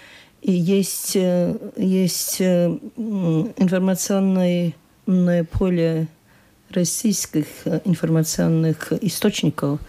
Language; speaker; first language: Russian; non-native, local second language; Latvian